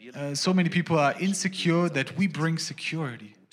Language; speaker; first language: English; non-native, fluent; German